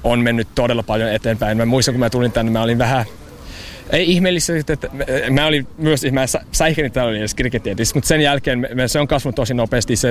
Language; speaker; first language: Finnish; early bilingual, heritage; English